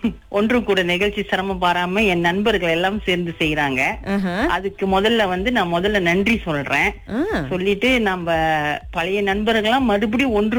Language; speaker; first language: Tamil; early bilingual, heritage; Tamil